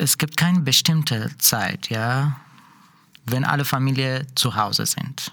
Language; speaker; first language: German; non-native, learner; Persian